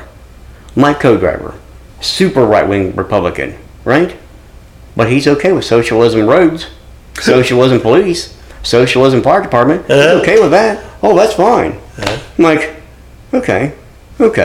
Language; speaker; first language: English; native; English